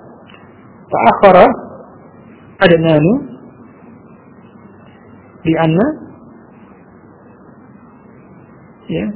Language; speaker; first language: Arabic; non-native, fluent; Indonesian